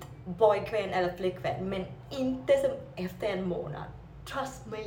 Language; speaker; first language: Swedish; non-native, learner; Vietnamese